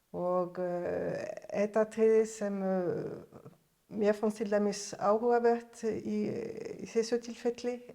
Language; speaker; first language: Icelandic; non-native, fluent; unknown